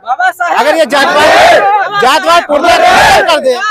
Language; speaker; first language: Hindi; native; Hindi